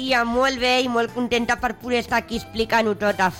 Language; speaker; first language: Catalan; native; Catalan